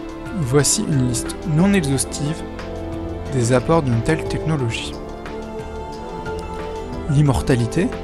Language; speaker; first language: French; native; French